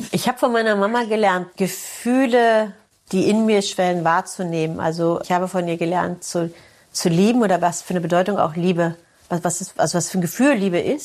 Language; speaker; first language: German; early bilingual, other home language; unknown